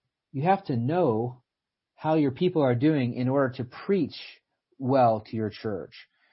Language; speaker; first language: English; native; English